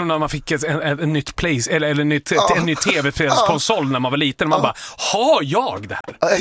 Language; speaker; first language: Swedish; native; Swedish